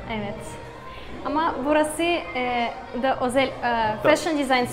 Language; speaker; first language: Turkish; non-native, learner; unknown